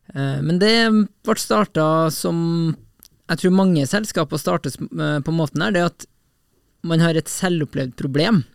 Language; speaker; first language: Norwegian; native; Norwegian